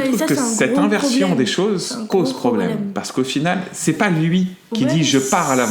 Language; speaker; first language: French; native; French